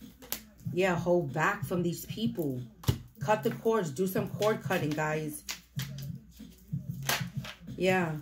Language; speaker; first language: English; native; English